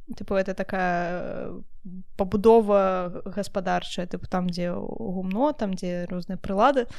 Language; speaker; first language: Belarusian; non-native, local second language; Russian